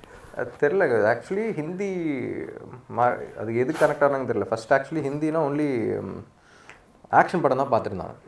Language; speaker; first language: Tamil; non-native, local second language; Telugu